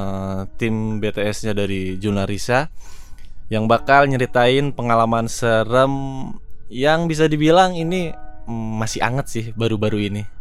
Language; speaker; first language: Indonesian; native; Indonesian